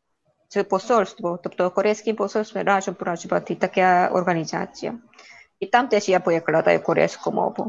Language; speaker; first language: Ukrainian; non-native, learner; Korean